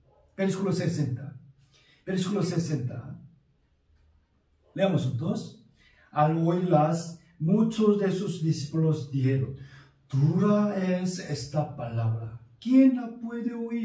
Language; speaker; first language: Spanish; non-native, fluent; Korean